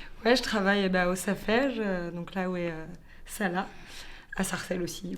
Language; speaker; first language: French; native; French